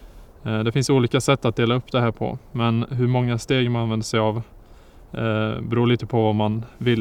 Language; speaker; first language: Swedish; native; Swedish